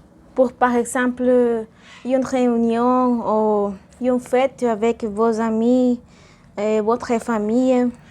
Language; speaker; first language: French; non-native, learner; Spanish